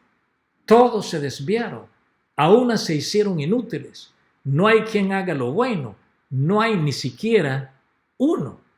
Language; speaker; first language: Spanish; native; Spanish